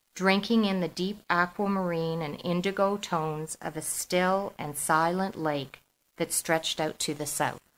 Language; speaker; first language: English; native; English